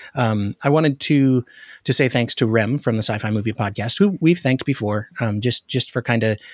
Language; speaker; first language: English; native; English